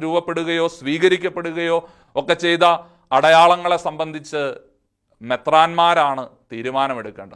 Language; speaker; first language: Malayalam; native; Malayalam